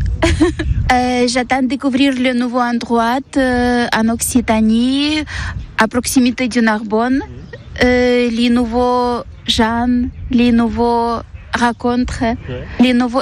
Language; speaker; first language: French; non-native, learner; Ukrainian